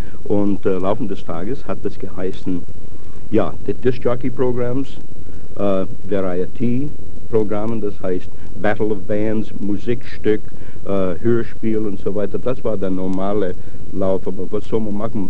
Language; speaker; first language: German; non-native, fluent; English